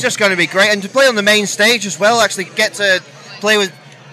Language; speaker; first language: English; native; English